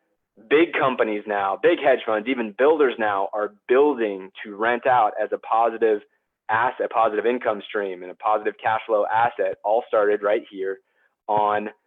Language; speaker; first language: English; native; English